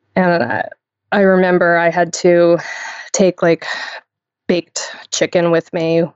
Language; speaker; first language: English; native; English